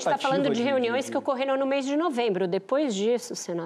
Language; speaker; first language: Portuguese; native; Portuguese